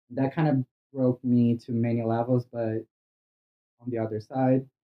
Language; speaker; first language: English; non-native, fluent; Portuguese